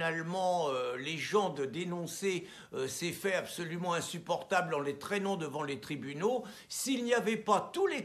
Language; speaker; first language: French; native; French